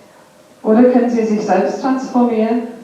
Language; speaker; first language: German; non-native, fluent; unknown